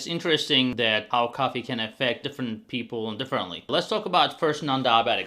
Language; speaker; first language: English; non-native, fluent; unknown